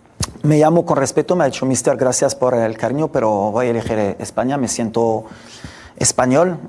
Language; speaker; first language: Spanish; non-native, fluent; French